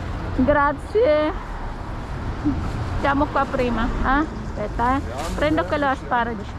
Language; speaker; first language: Italian; non-native, learner; Filipino